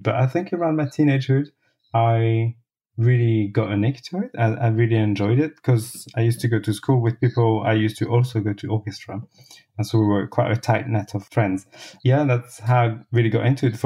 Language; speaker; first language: English; non-native, fluent; French